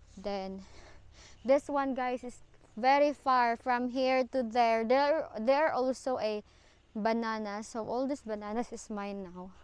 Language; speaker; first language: English; non-native, local second language; Cebuano